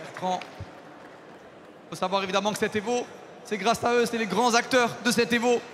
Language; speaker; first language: French; native; French